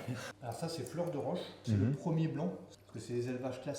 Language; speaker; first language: French; native; French